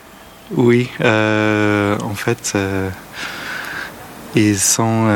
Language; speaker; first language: French; non-native, learner; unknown